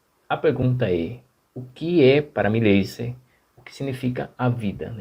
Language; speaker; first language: Portuguese; non-native, fluent; Spanish